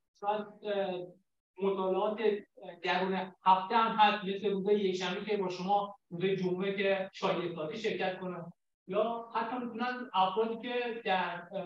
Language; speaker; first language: Persian; native; Persian